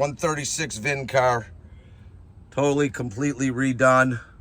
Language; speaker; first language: English; native; English